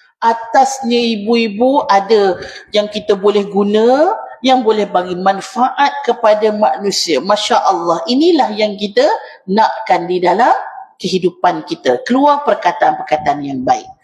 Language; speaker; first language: Malay; native; Malay